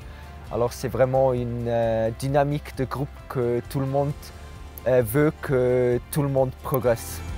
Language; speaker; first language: French; non-native, local second language; German